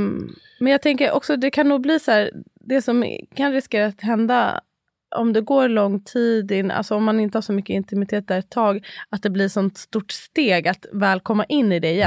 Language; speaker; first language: Swedish; native; Swedish